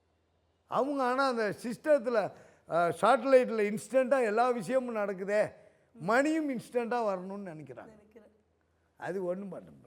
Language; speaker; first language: Tamil; native; Tamil